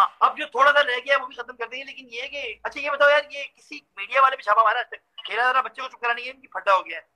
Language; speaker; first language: Urdu; native; Urdu